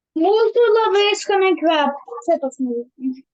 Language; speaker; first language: Lithuanian; early bilingual, heritage; Lithuanian